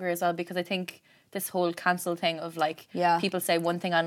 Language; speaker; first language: English; native; English